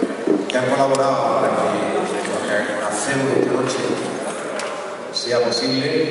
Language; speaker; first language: Spanish; native; Spanish